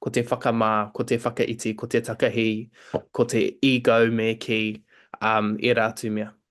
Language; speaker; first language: Māori; non-native, local second language; English